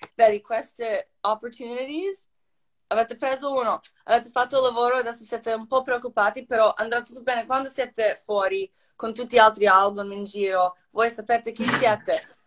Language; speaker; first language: Italian; non-native, fluent; Croatian